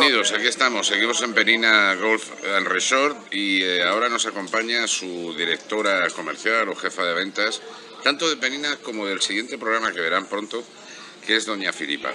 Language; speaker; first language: Spanish; native; Spanish